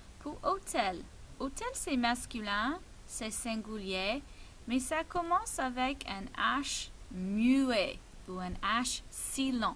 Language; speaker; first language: French; non-native, fluent; English